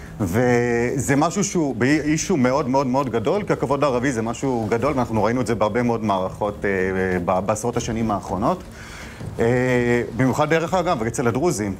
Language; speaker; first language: Hebrew; native; Hebrew